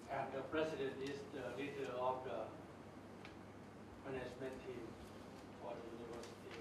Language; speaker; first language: English; non-native, learner; Thai